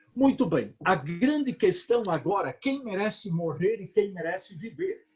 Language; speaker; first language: Portuguese; native; Portuguese